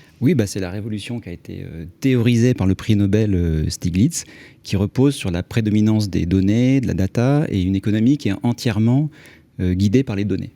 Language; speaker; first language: French; native; French